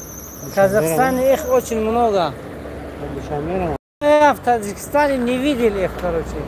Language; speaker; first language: Russian; non-native, local second language; Tajik